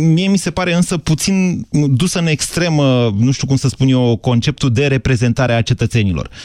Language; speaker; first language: Romanian; native; Romanian